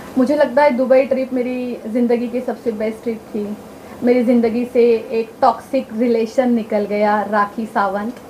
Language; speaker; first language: Hindi; non-native, local second language; Marathi